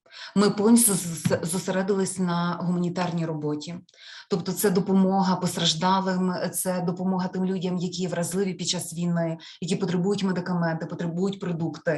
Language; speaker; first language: Ukrainian; native; Ukrainian